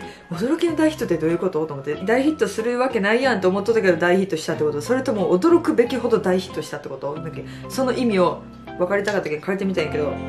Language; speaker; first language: Japanese; native; Japanese